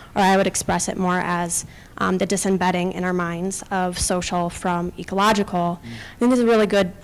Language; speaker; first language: English; native; English